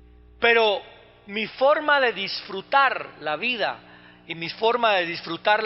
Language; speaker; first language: Spanish; native; Spanish